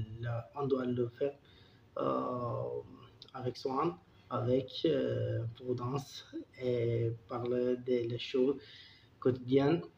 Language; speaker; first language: French; non-native, learner; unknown